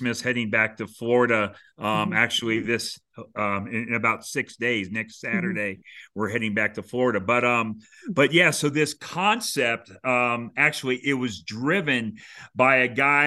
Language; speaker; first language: English; native; English